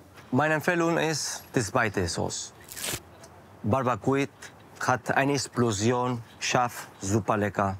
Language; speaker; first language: German; non-native, learner; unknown